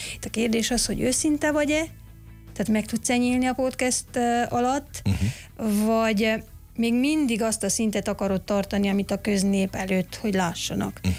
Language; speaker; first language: Hungarian; native; Hungarian